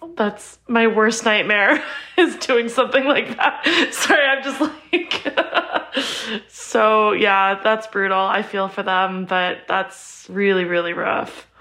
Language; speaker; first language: English; native; English